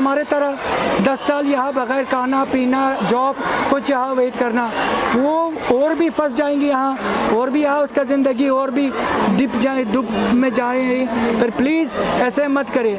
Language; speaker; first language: Hindi; non-native, fluent; Persian